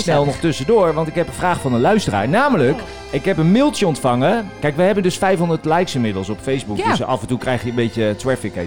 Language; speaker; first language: Dutch; native; Dutch